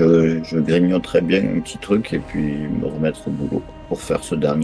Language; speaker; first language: French; native; French